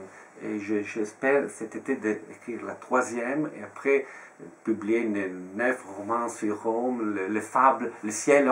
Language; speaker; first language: French; non-native, fluent; Italian